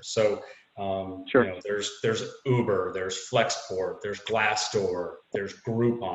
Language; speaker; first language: English; native; English